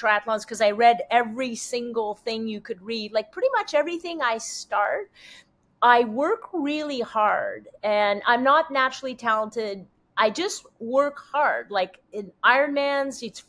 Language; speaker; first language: English; non-native, fluent; French